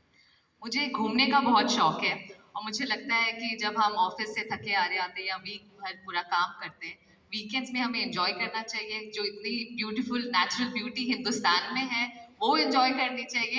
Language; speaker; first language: Hindi; native; Hindi